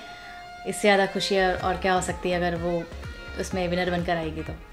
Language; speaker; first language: Hindi; native; Hindi